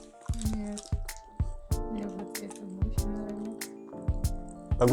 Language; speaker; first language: Russian; non-native, learner; English